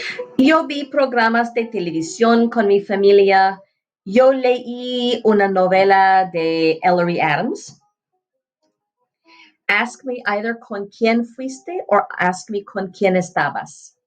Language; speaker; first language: Spanish; non-native, fluent; English